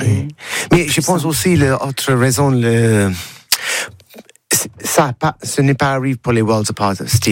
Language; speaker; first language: French; non-native, learner; English